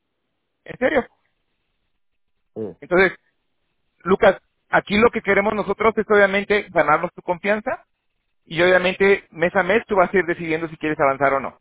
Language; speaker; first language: Spanish; native; Spanish